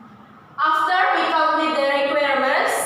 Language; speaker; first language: English; non-native, learner; Indonesian